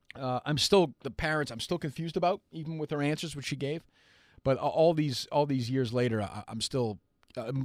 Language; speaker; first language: English; native; English